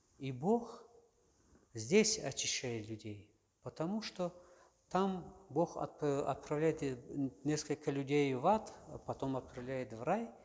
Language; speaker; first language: Russian; non-native, local second language; Tajik